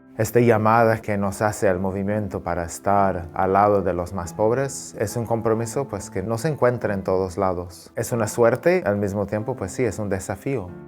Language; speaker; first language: Spanish; non-native, fluent; English